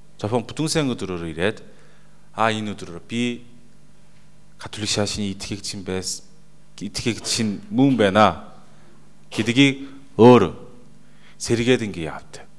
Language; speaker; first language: Mongolian; non-native, fluent; Korean